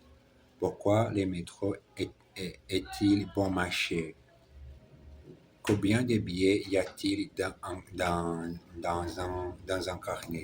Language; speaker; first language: French; non-native, learner; Portuguese